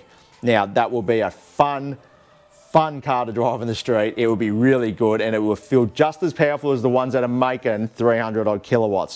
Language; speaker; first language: English; native; English